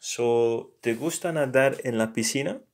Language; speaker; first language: Spanish; non-native, learner; English